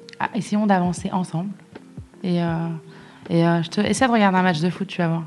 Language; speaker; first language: French; non-native, local second language; Arabic